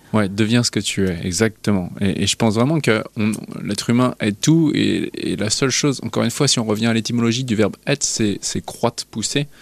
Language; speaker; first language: French; native; French